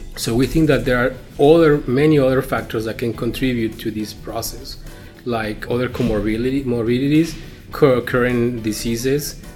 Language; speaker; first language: English; non-native, fluent; Spanish